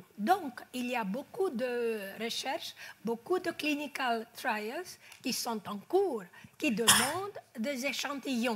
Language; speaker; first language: French; non-native, fluent; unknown